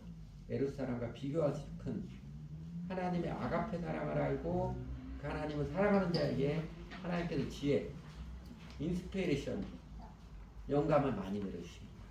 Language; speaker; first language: Korean; native; Korean